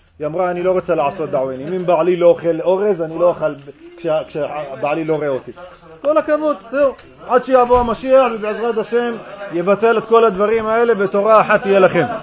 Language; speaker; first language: Hebrew; native; Hebrew